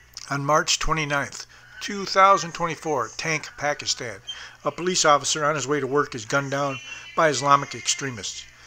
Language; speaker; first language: English; native; English